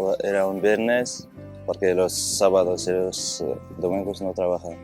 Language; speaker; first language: Spanish; non-native, fluent; Arabic